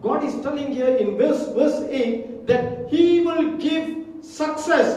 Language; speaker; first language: English; non-native, local second language; Tamil